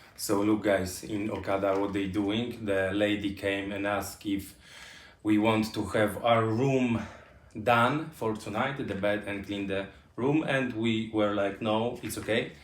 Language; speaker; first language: English; non-native, fluent; Polish